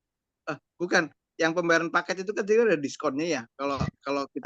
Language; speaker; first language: Indonesian; native; Indonesian